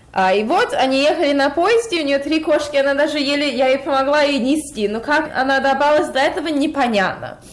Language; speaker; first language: Russian; early bilingual, heritage; Russian